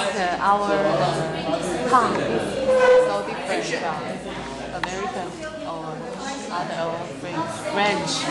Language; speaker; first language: English; non-native, learner; Chinese